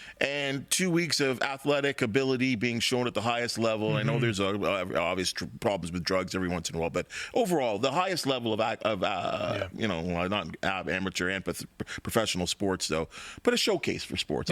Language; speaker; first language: English; native; English